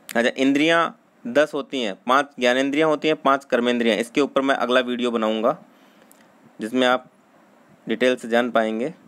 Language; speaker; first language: Hindi; native; Hindi